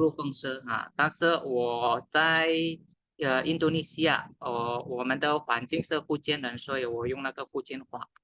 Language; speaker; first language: Chinese; early bilingual, heritage; Min Nan Chinese